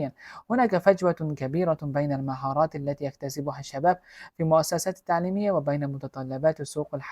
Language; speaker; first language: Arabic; non-native, fluent; Uzbek